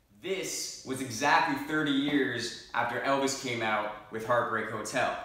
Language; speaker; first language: English; native; English